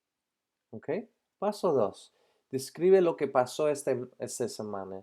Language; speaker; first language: Spanish; non-native, fluent; English